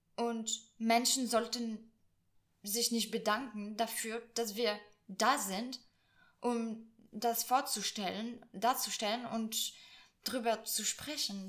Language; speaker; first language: German; non-native, fluent; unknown